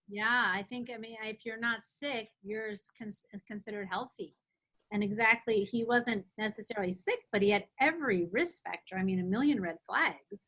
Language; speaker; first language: English; native; English